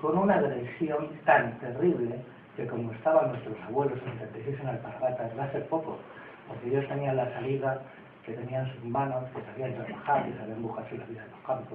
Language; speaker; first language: Spanish; native; Spanish